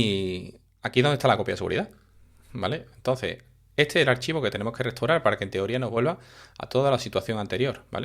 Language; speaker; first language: Spanish; native; Spanish